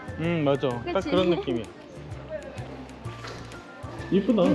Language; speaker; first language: Korean; native; Korean